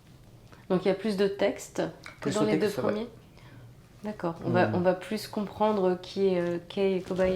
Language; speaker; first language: French; native; French